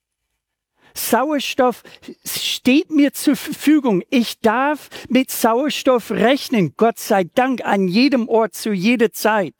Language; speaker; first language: German; non-native, fluent; English